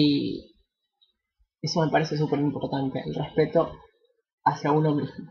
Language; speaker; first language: Spanish; native; Spanish